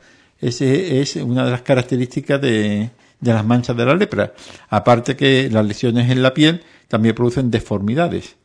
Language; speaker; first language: Spanish; native; Spanish